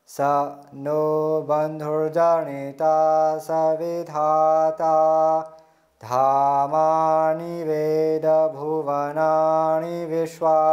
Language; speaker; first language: Hindi; early bilingual, heritage; Hindi